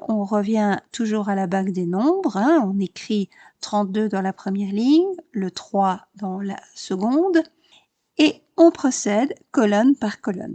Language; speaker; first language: French; native; French